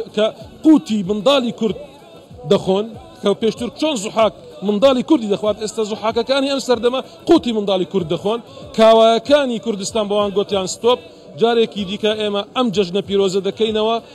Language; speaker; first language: Central Kurdish; non-native, local second language; Assyrian Neo-Aramaic